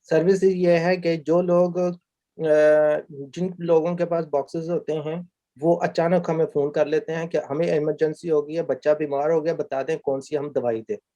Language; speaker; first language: Urdu; native; Urdu